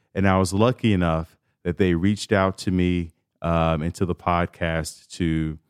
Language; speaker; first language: English; native; English